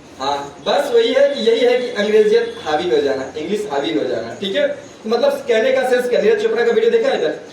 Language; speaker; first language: Hindi; native; Hindi